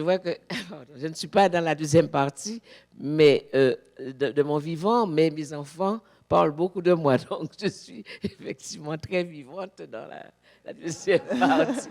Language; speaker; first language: French; native; French